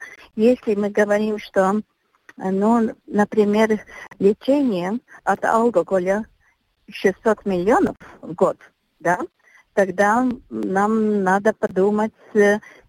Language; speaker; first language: Russian; non-native, local second language; Latvian